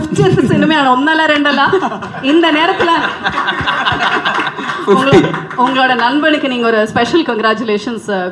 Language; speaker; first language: Tamil; native; Tamil